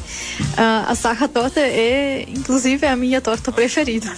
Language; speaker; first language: Portuguese; non-native, learner; German